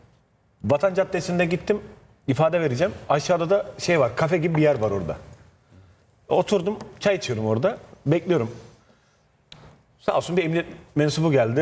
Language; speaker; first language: Turkish; native; Turkish